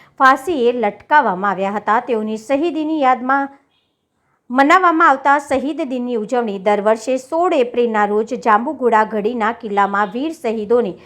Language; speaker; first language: Gujarati; native; Gujarati